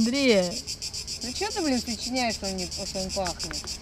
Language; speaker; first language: Russian; native; Russian